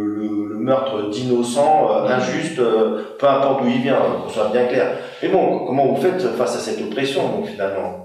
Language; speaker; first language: French; native; French